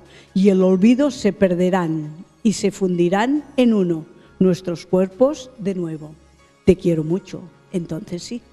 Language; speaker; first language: Catalan; native; Catalan